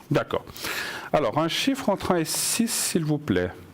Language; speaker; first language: French; native; French